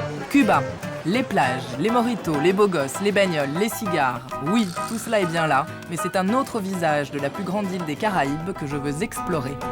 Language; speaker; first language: French; native; French